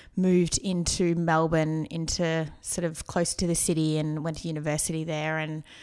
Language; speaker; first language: English; native; English